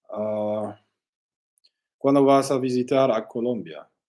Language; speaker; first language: Spanish; non-native, learner; English